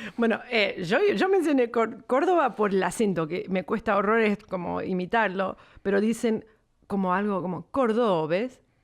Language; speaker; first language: Spanish; native; Spanish